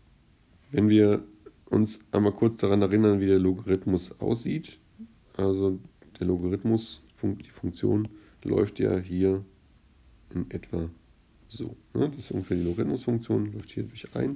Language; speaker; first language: German; native; German